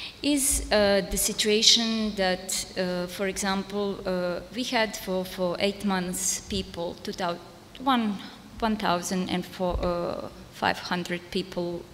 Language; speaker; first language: English; non-native, fluent; Serbian